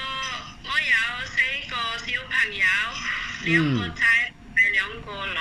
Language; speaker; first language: Cantonese; non-native, learner; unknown